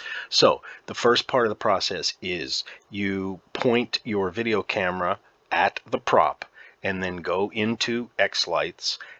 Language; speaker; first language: English; native; English